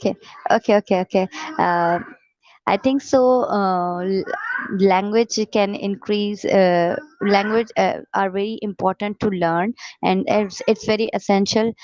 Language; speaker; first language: English; non-native, learner; Urdu